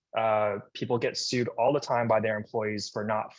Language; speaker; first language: English; native; English